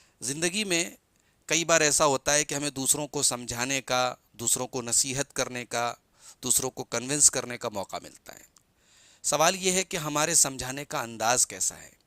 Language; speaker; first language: Urdu; native; Urdu